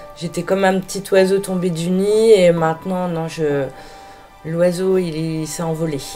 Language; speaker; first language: French; native; French